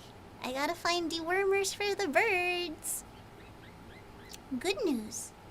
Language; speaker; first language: English; native; English